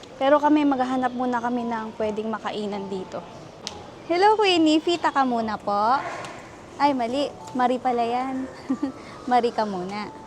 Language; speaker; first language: Filipino; native; Filipino